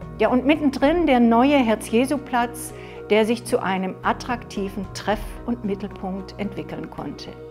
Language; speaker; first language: German; native; German